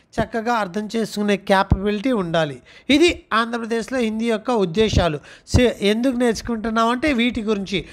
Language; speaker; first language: Telugu; non-native, local second language; Urdu